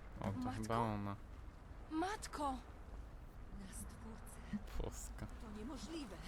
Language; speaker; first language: Polish; native; Polish